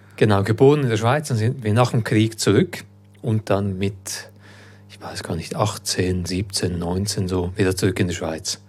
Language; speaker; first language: German; early bilingual, other home language; Croatian